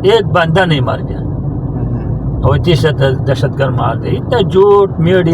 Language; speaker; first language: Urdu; non-native, local second language; Pashto